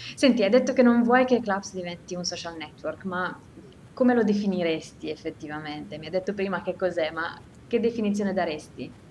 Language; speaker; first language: Italian; native; Italian